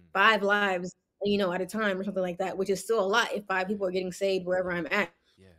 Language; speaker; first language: English; early bilingual, other home language; Yoruba